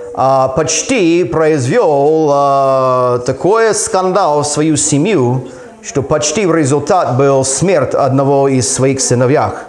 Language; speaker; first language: Russian; non-native, fluent; English